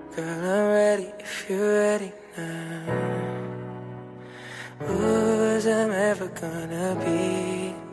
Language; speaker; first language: English; non-native, fluent; Arabic